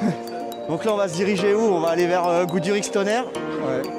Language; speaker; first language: French; native; French